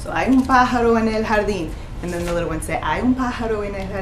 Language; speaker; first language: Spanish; non-native, fluent; English